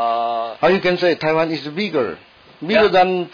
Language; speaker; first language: English; non-native, learner; Min Nan Chinese